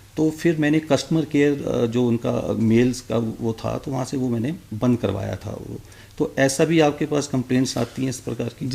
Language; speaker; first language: Hindi; native; Hindi